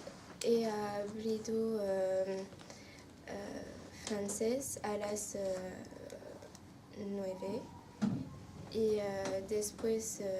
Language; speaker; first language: Spanish; non-native, learner; French